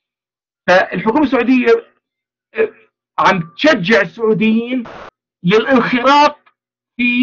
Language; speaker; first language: Arabic; native; Arabic